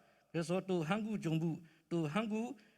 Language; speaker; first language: Korean; non-native, learner; Burmese